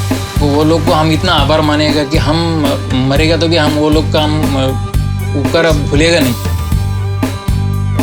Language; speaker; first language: Hindi; non-native, local second language; Marathi